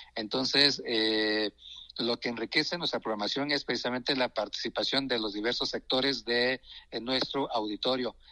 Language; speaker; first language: Spanish; non-native, local second language; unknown